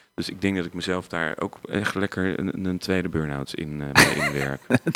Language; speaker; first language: Dutch; native; Dutch